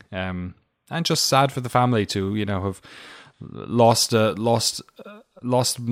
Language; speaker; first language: English; native; English